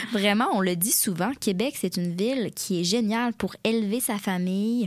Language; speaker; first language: French; native; French